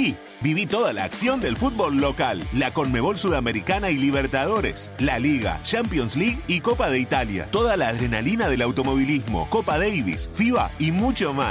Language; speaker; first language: Spanish; native; Spanish